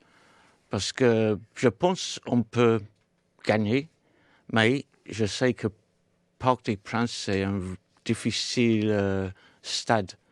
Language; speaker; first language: French; non-native, fluent; English